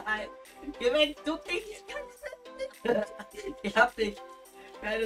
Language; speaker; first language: German; native; German